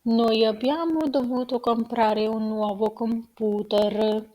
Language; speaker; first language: Italian; non-native, fluent; Punjabi